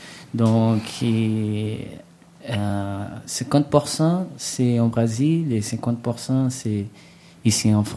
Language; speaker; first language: French; non-native, learner; Portuguese